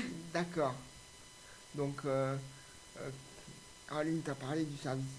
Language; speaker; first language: French; native; French